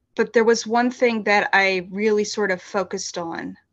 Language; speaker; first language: English; native; English